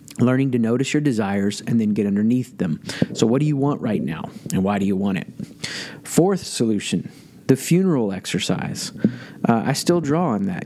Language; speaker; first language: English; native; English